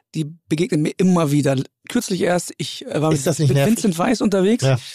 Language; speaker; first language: German; native; German